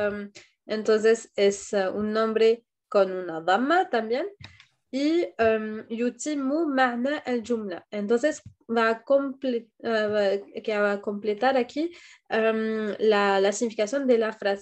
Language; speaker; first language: Spanish; non-native, fluent; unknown